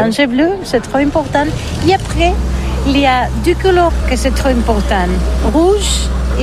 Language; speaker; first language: French; non-native, learner; Catalan